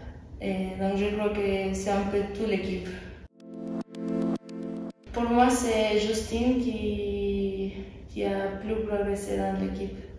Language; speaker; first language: French; non-native, fluent; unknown